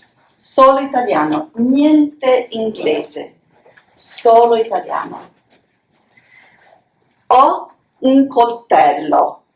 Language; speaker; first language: Italian; non-native, fluent; English